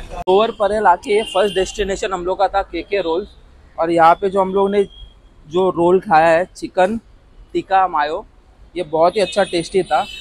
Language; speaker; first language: Hindi; non-native, local second language; Marathi